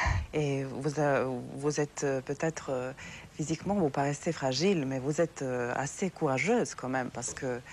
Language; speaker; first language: French; non-native, fluent; Serbian